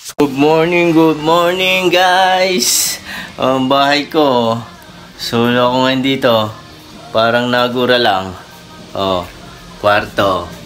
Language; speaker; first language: Filipino; native; Filipino